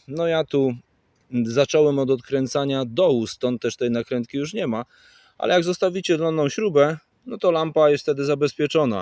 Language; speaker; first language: Polish; native; Polish